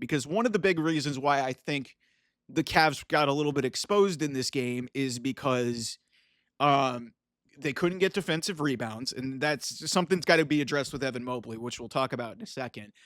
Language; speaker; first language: English; native; English